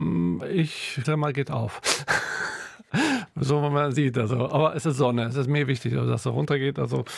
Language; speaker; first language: German; non-native, local second language; Arabic